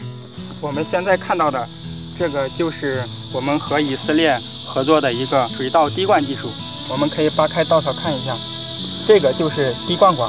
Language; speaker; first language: Chinese; native; Chinese